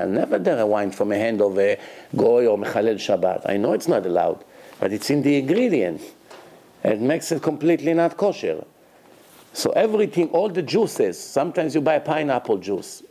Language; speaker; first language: English; non-native, fluent; Hebrew